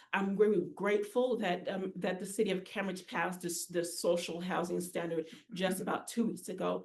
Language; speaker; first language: English; native; English